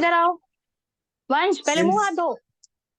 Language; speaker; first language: Hindi; native; Hindi